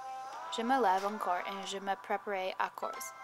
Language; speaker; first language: French; non-native, learner; English